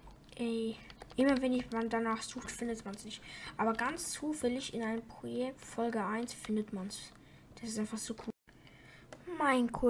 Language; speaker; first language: German; native; German